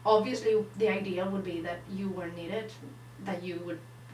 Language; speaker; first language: English; non-native, fluent; Spanish